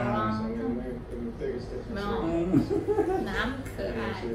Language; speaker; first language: Chinese; native; Chinese